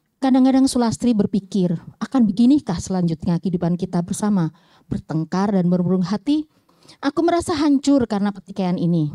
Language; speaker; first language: Indonesian; native; Indonesian